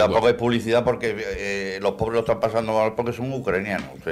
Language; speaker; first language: Spanish; native; Spanish